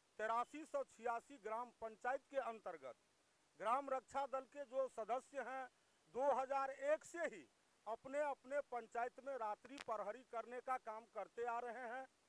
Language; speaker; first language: Hindi; native; Hindi